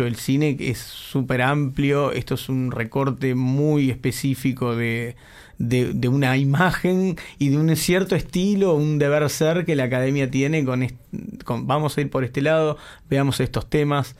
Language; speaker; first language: Spanish; native; Spanish